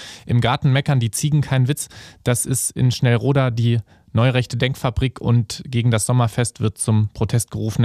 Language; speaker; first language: German; native; German